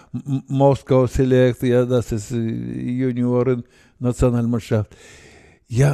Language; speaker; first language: German; non-native, learner; Russian